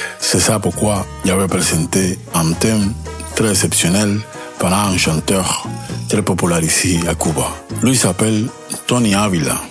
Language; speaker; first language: French; non-native, learner; Spanish